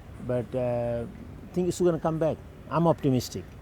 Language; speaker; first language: English; non-native, local second language; Bangla